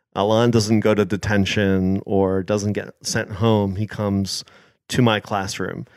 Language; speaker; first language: English; early bilingual, other home language; Hebrew